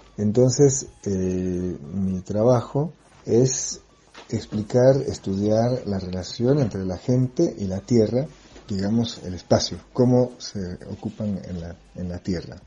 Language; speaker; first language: Spanish; non-native, fluent; French